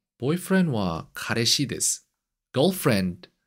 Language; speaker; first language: Japanese; non-native, learner; Korean